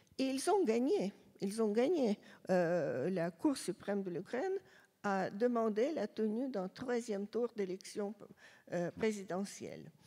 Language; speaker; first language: French; non-native, fluent; Russian